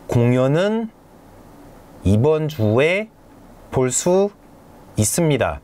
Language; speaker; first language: Korean; non-native, fluent; French